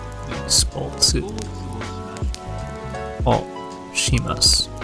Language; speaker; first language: Japanese; non-native, learner; English